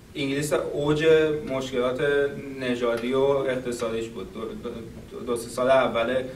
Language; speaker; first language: Persian; native; Persian